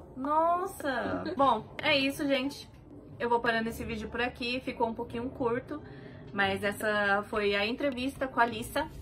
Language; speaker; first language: Portuguese; native; Portuguese